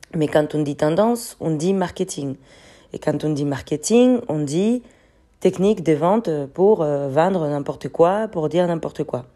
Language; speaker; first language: French; non-native, fluent; Spanish